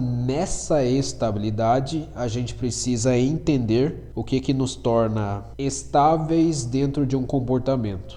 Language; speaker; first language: Portuguese; native; Portuguese